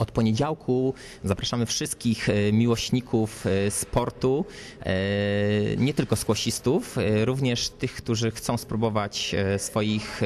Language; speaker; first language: Polish; native; Polish